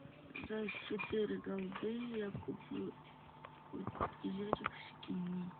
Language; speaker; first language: Russian; non-native, learner; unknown